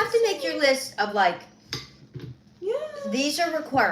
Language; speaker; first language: English; native; English